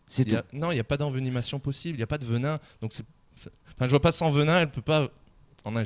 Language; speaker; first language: French; native; French